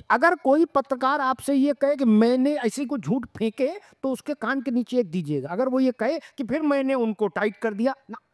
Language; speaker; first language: Hindi; native; Hindi